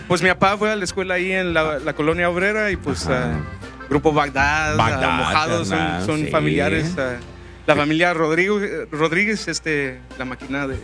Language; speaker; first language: Spanish; early bilingual, heritage; Spanish